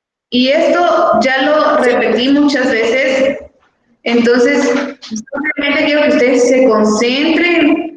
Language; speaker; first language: Spanish; native; Spanish